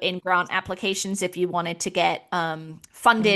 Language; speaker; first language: English; native; English